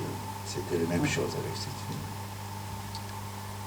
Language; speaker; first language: French; non-native, fluent; Hungarian